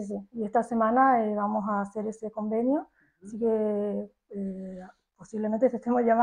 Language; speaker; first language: Spanish; native; Spanish